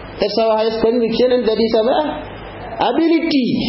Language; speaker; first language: English; non-native, local second language; Tamil